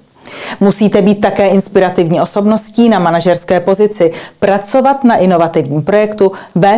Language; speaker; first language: Czech; native; Czech